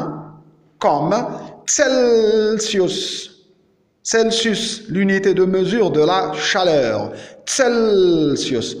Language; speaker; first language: French; non-native, local second language; Arabic